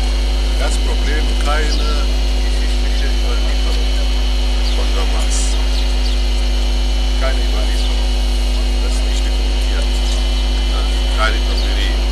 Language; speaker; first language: German; non-native, fluent; Arabic